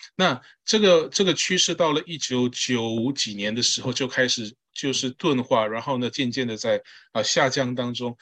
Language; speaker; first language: Chinese; early bilingual, heritage; Chinese